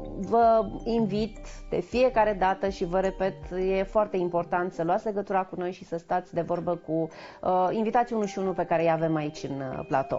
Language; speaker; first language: Romanian; native; Romanian